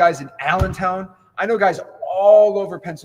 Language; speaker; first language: English; native; English